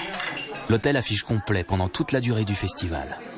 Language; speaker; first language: French; native; French